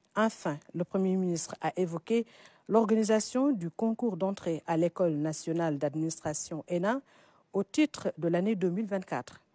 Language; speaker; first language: French; non-native, local second language; Wolof